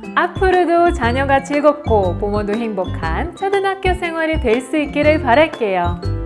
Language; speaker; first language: Korean; non-native, fluent; Russian